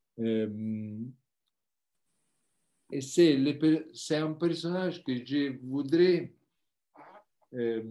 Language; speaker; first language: French; non-native, learner; Italian